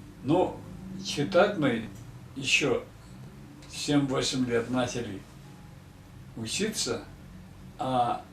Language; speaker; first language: Russian; non-native, local second language; Tatar